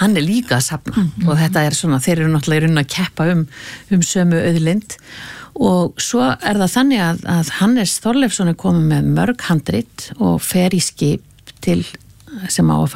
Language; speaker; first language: Icelandic; native; Icelandic